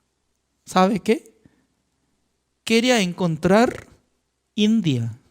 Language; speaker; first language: Spanish; non-native, fluent; Korean